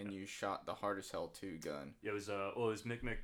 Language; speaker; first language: English; native; English